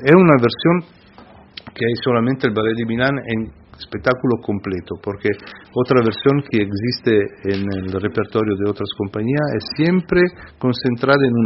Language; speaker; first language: Spanish; non-native, fluent; Italian